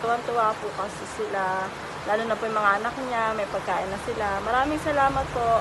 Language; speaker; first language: Filipino; native; Filipino